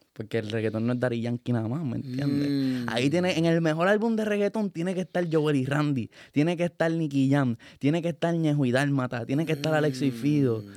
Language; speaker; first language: Spanish; native; Spanish